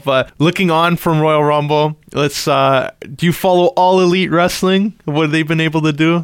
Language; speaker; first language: English; native; English